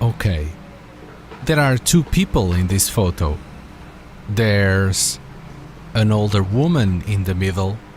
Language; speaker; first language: English; non-native, learner; Spanish